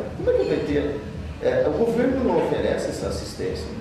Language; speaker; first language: Portuguese; native; Portuguese